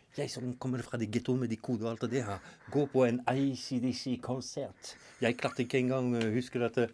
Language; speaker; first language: Norwegian; non-native, fluent; French